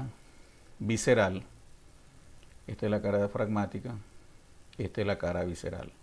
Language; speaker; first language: Spanish; native; Spanish